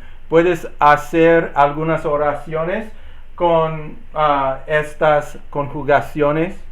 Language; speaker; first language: Spanish; non-native, learner; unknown